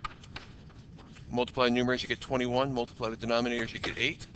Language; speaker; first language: English; native; English